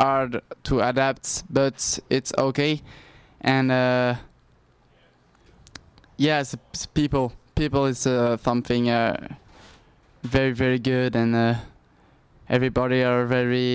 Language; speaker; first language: English; non-native, learner; French